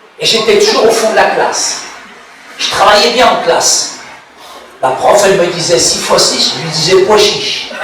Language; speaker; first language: French; early bilingual, other home language; Arabic